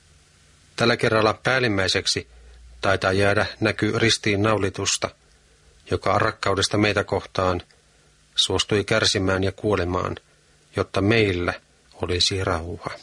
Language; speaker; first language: Finnish; native; Finnish